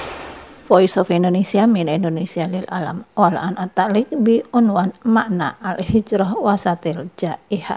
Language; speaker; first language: Arabic; non-native, fluent; Indonesian